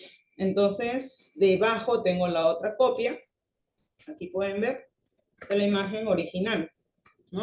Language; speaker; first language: Spanish; native; Spanish